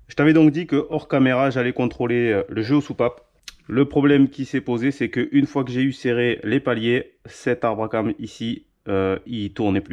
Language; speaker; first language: French; native; French